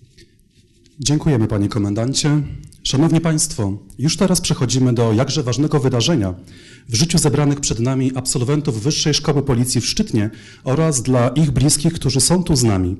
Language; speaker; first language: Polish; native; Polish